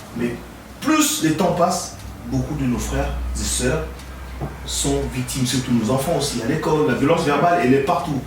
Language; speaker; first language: French; non-native, local second language; Lingala